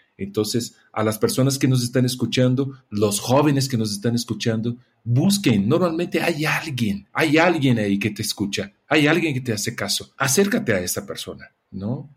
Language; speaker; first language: Spanish; non-native, fluent; Portuguese